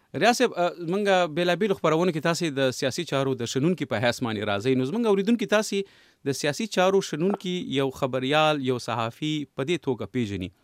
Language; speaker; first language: Pashto; native; Pashto